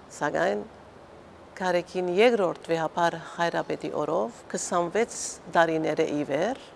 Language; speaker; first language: Armenian; native; Armenian